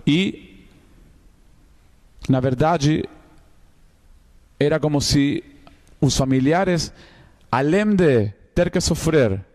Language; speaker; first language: Portuguese; non-native, fluent; Spanish